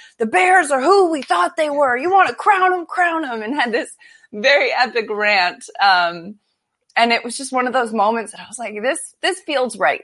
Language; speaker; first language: English; native; English